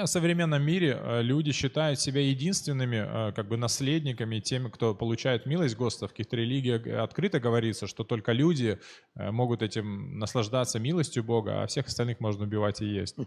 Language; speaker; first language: Russian; native; Russian